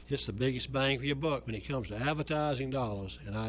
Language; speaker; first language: English; native; English